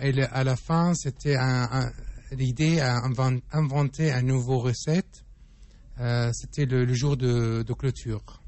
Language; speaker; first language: French; non-native, learner; Arabic